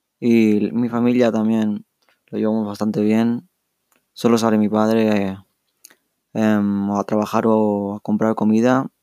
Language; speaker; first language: Spanish; early bilingual, other home language; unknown